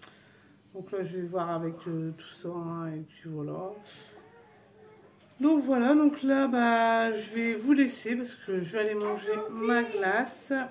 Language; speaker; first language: French; native; French